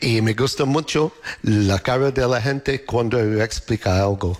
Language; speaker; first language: Spanish; non-native, learner; English